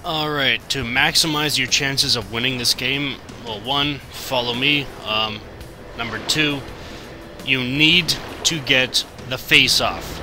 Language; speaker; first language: English; native; English